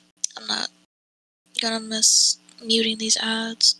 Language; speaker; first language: English; native; English